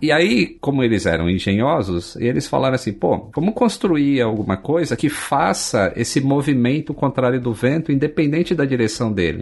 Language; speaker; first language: Portuguese; native; Portuguese